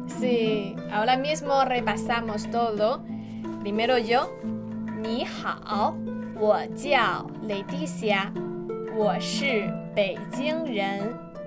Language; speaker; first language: Spanish; non-native, fluent; Chinese